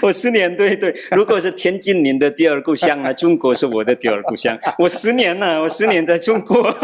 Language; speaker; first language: Chinese; non-native, fluent; Indonesian